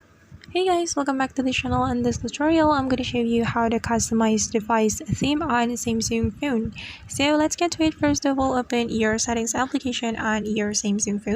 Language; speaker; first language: English; non-native, fluent; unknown